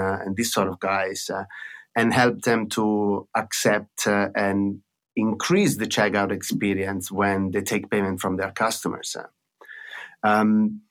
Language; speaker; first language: English; non-native, fluent; Italian